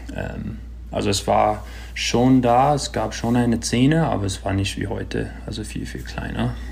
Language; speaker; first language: German; early bilingual, other home language; English